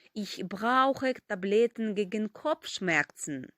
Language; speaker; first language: German; non-native, fluent; Ukrainian